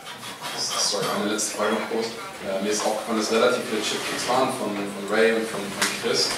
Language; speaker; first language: German; native; German